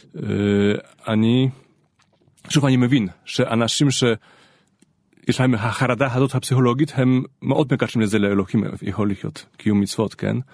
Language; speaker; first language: Hebrew; non-native, fluent; Polish